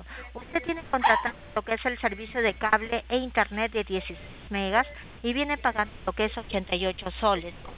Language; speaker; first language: Spanish; native; Spanish